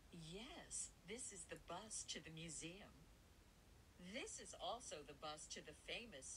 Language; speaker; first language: English; non-native, learner; Japanese